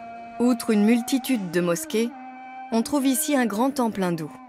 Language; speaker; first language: French; native; French